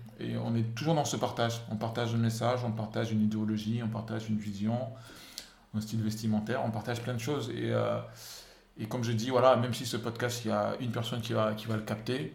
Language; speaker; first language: French; non-native, local second language; Wolof